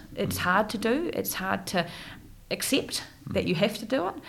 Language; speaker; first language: English; native; English